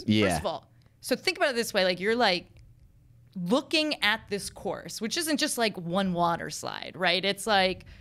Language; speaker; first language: English; native; English